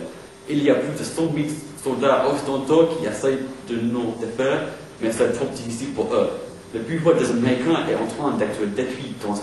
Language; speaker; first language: French; non-native, learner; English